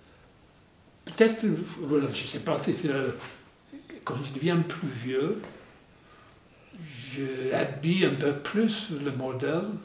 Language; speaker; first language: French; non-native, fluent; English